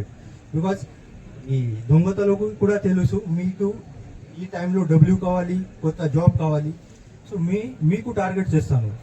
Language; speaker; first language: Telugu; non-native, learner; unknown